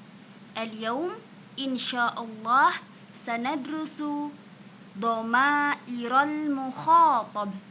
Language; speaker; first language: Arabic; non-native, fluent; Indonesian